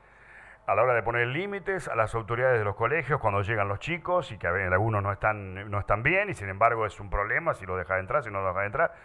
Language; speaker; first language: Spanish; native; Spanish